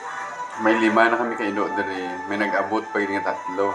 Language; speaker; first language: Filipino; non-native, local second language; Hiligaynon